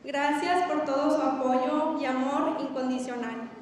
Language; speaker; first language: Spanish; early bilingual, other home language; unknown